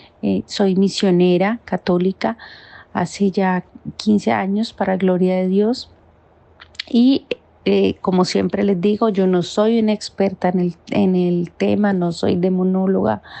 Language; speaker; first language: Spanish; native; Spanish